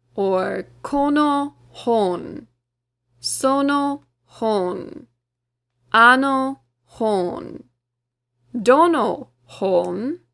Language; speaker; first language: Japanese; non-native, fluent; English